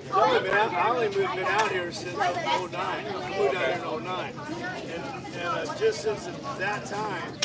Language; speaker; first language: English; native; English